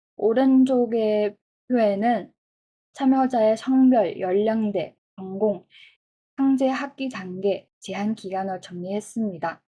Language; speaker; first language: Korean; non-native, fluent; Chinese